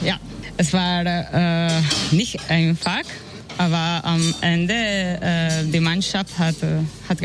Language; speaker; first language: German; non-native, learner; Spanish